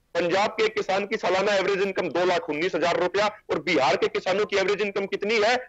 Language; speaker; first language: Hindi; native; Hindi